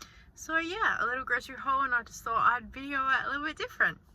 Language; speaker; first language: English; native; English